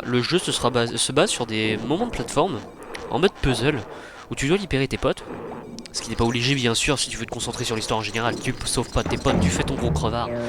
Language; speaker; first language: French; native; French